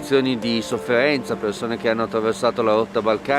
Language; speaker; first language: Italian; native; Italian